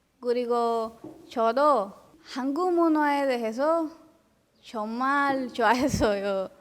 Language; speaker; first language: Korean; non-native, learner; Spanish